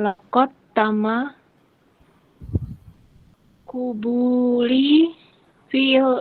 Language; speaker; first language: Arabic; non-native, learner; Indonesian